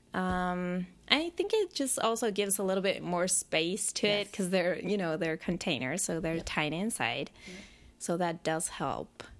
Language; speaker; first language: English; non-native, fluent; Finnish